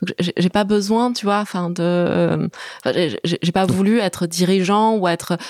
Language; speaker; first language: French; early bilingual, other home language; Chinese